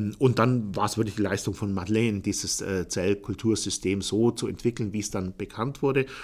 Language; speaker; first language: German; native; German